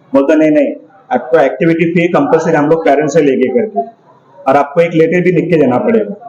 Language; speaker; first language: Hindi; non-native, local second language; Marathi